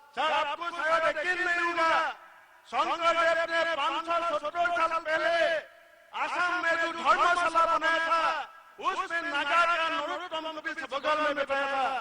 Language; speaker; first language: Hindi; non-native, local second language; Assamese